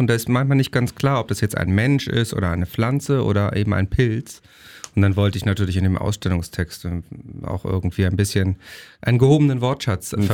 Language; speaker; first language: German; native; German